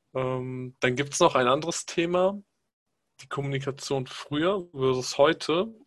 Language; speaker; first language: German; early bilingual, other home language; Pashto